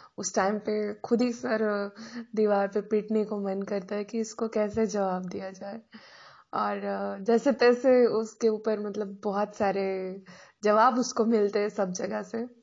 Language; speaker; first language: Hindi; non-native, local second language; Marathi